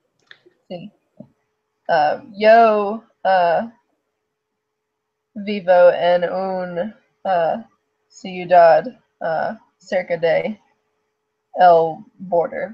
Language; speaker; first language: Spanish; non-native, learner; English